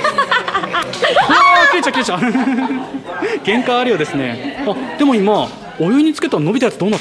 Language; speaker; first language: Japanese; native; Japanese